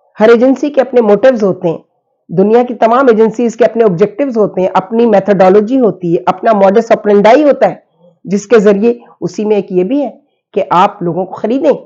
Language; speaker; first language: Urdu; native; Urdu